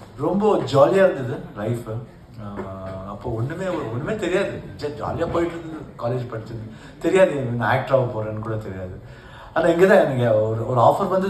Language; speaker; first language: Tamil; non-native, local second language; Kannada